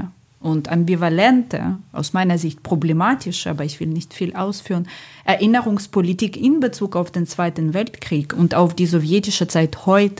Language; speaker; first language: German; non-native, fluent; Ukrainian